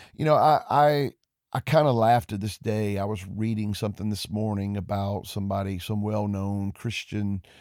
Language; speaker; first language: English; native; English